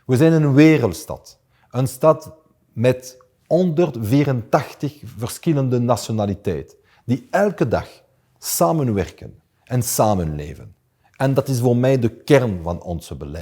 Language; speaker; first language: Dutch; non-native, learner; French